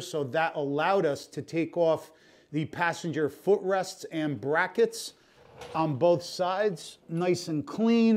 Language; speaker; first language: English; native; English